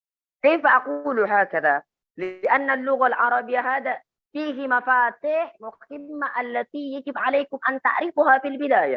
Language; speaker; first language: Arabic; non-native, fluent; Indonesian